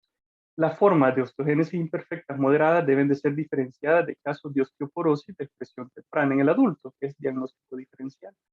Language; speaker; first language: Spanish; native; Spanish